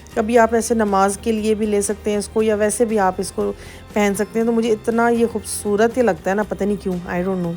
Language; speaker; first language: Urdu; native; Urdu